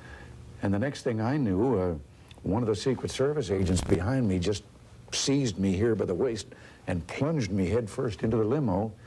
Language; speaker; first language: English; native; English